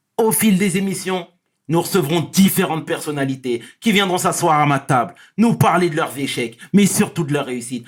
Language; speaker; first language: French; native; French